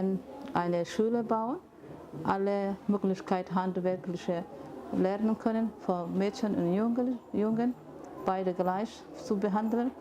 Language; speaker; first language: German; non-native, fluent; Somali